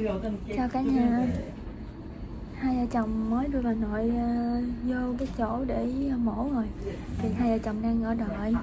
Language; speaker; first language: Vietnamese; native; Vietnamese